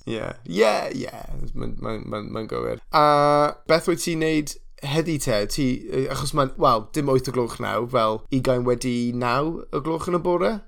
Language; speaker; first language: Welsh; non-native, learner; English